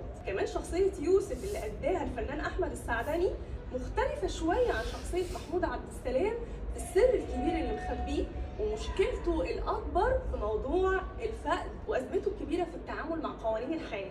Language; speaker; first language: Arabic; native; Arabic